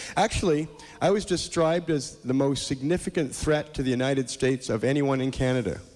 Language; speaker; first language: English; native; English